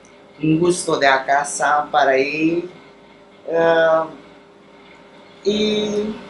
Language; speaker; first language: Spanish; non-native, learner; Romanian